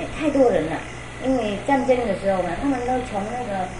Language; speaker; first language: Chinese; non-native, fluent; Vietnamese